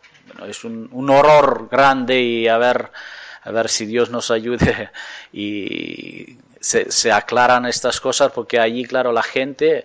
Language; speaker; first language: Spanish; non-native, fluent; Ukrainian